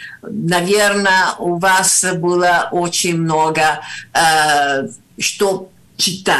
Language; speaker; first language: Russian; non-native, fluent; Italian